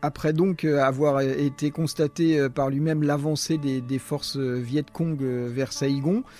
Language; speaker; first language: French; native; French